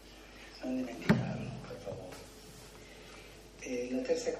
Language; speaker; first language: Italian; non-native, fluent; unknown